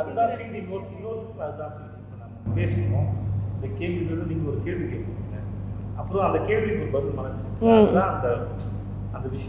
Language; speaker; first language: Tamil; native; Tamil